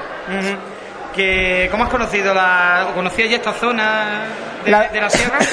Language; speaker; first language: Spanish; native; Spanish